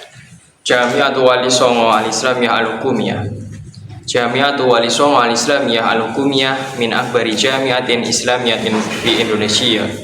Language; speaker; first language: Arabic; non-native, learner; Indonesian